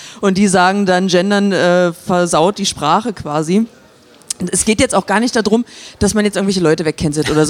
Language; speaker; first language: German; native; German